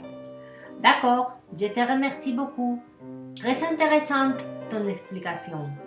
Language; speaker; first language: French; non-native, learner; Spanish